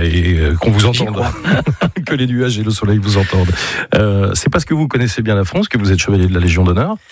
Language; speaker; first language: French; native; French